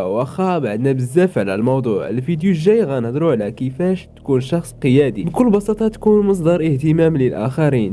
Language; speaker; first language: Arabic; native; Arabic